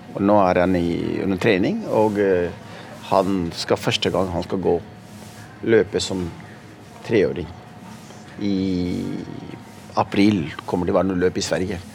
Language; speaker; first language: Norwegian; early bilingual, other home language; Punjabi